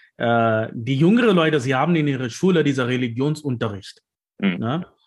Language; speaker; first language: German; non-native, learner; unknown